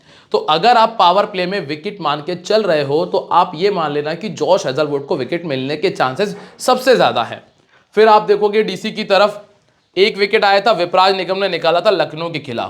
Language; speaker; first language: Hindi; native; Hindi